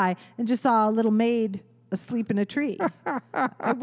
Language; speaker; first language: English; native; English